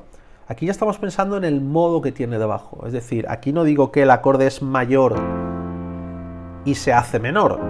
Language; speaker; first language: Spanish; native; Spanish